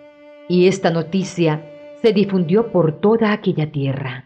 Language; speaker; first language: Spanish; native; Spanish